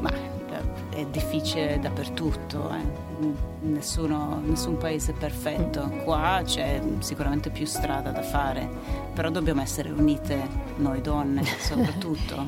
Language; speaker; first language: Italian; non-native, fluent; Swedish